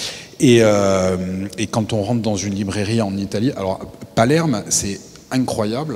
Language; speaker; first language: French; native; French